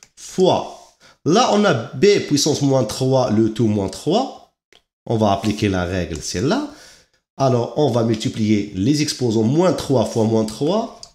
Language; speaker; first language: French; non-native, local second language; Arabic